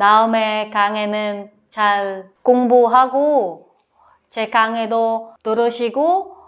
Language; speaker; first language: Korean; non-native, fluent; Filipino